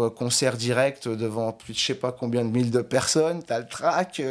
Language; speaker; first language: French; native; French